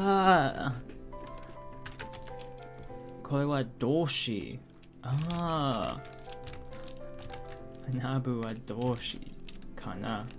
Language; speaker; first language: Japanese; non-native, learner; English